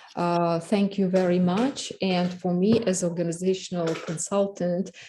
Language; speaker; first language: English; non-native, fluent; Russian